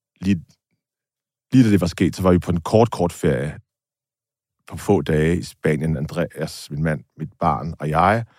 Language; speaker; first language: Danish; native; Danish